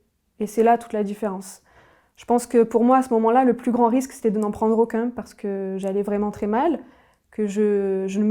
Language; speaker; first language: French; native; French